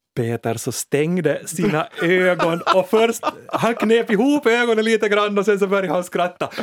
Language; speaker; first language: Swedish; native; Swedish